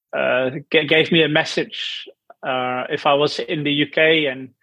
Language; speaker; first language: English; non-native, fluent; Dutch